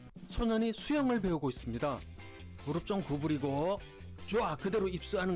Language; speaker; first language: Korean; native; Korean